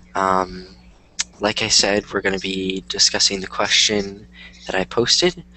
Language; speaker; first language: English; native; English